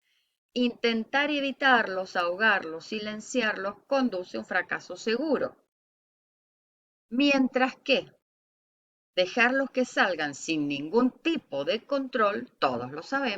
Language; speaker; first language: Spanish; native; Spanish